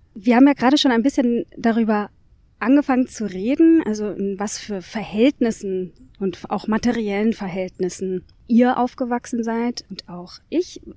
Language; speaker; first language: German; native; German